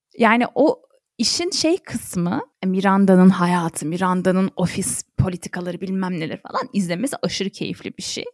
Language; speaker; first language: Turkish; native; Turkish